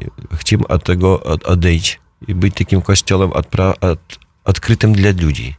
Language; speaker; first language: Polish; non-native, learner; Russian